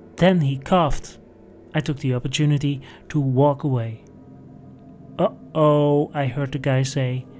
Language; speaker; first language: English; non-native, fluent; Dutch